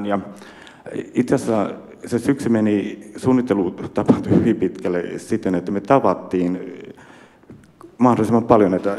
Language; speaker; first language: Finnish; native; Finnish